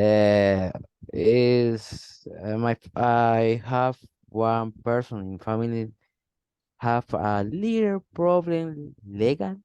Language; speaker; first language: English; non-native, learner; Spanish